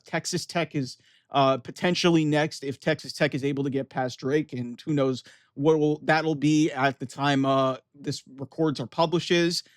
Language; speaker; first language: English; native; English